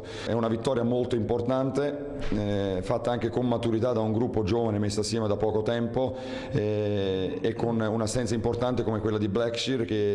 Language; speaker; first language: Italian; native; Italian